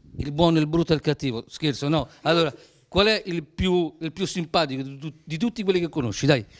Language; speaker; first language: Italian; native; Italian